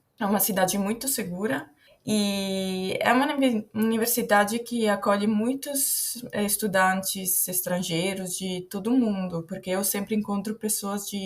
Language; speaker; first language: Portuguese; non-native, fluent; Italian